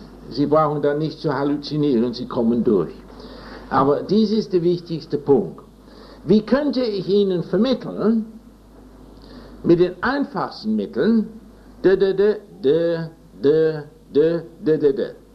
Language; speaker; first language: German; non-native, fluent; English